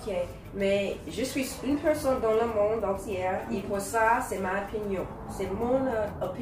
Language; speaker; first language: French; non-native, learner; English